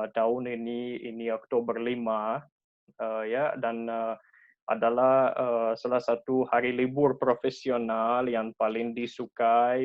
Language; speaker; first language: Indonesian; non-native, fluent; Russian